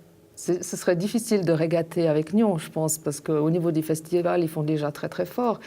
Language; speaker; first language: French; native; French